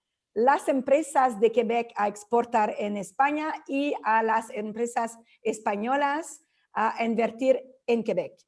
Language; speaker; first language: Spanish; non-native, fluent; French